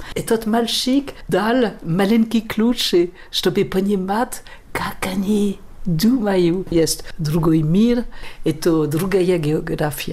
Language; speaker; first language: Russian; non-native, fluent; French